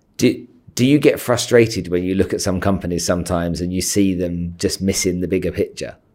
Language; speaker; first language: English; native; English